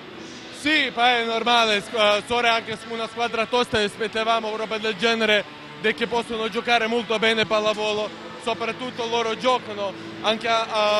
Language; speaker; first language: Italian; non-native, fluent; Serbian